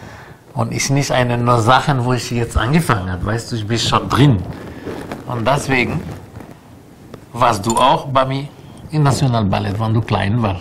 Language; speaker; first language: German; non-native, learner; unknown